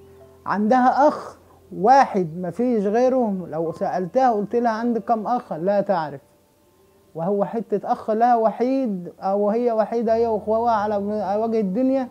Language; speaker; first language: Arabic; native; Arabic